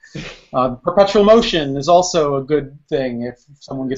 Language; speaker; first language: English; native; English